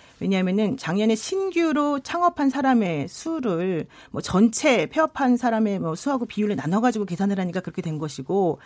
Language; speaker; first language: Korean; native; Korean